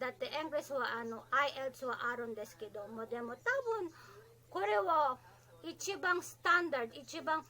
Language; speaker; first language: Japanese; non-native, learner; Filipino